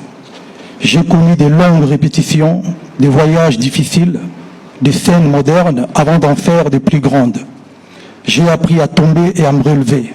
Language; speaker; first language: French; non-native, local second language; Lingala